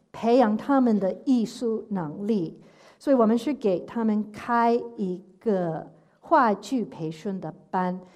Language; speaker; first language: Chinese; non-native, fluent; English